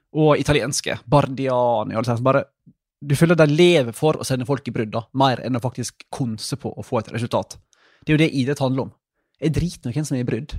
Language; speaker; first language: Norwegian; native; Norwegian